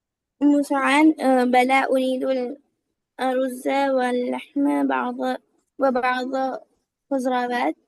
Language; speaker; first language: Arabic; non-native, learner; Urdu